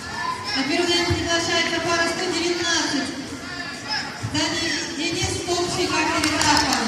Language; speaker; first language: Russian; native; Russian